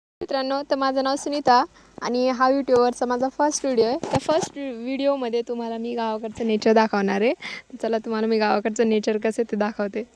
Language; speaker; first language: Marathi; non-native, local second language; Lambadi